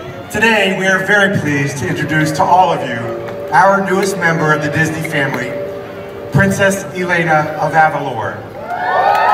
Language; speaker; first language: English; native; English